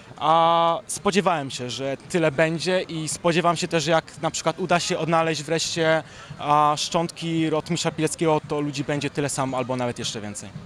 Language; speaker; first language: Polish; native; Polish